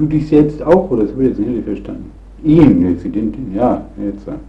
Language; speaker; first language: German; native; German